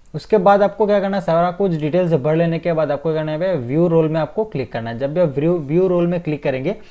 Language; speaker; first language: Hindi; non-native, fluent; Bangla